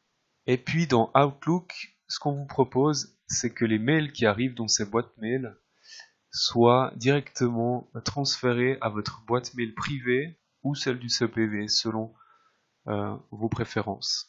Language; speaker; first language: French; native; French